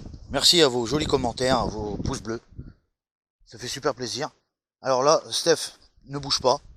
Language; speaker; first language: French; native; French